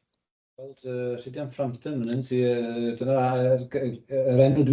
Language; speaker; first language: Welsh; native; Welsh